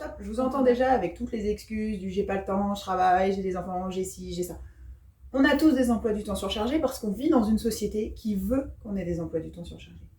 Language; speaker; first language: French; native; French